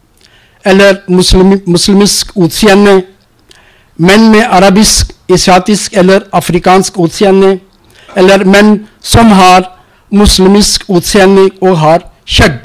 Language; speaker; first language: Norwegian; non-native, learner; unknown